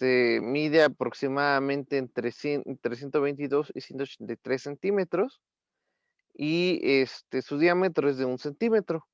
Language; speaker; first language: Spanish; native; Spanish